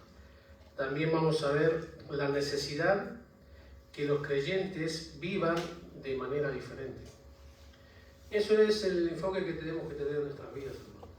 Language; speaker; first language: Spanish; native; Spanish